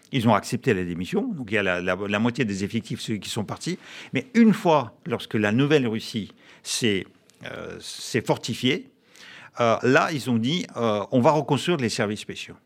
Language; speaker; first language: French; non-native, fluent; Russian